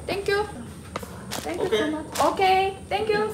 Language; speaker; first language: English; non-native, learner; Korean